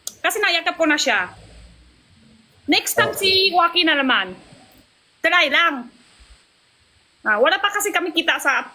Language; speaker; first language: Filipino; non-native, learner; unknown